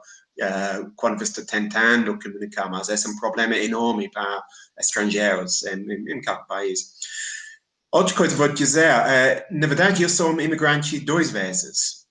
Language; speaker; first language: Portuguese; non-native, fluent; English